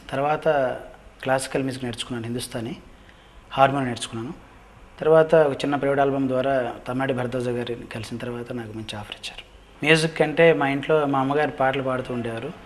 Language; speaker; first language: Telugu; native; Telugu